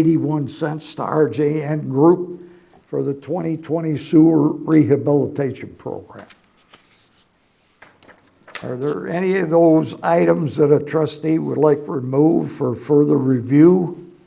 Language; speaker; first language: English; native; English